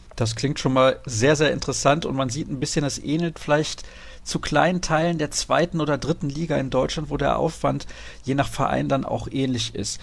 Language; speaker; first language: German; native; German